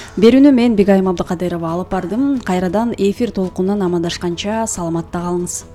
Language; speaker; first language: Kyrgyz; native; Kyrgyz